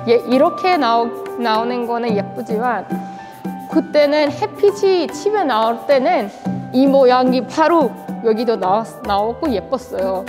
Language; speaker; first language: Korean; non-native, fluent; Persian